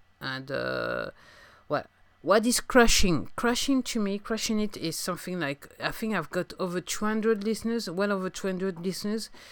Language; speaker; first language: English; non-native, fluent; French